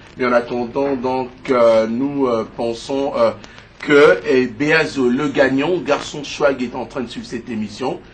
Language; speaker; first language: French; non-native, local second language; Lingala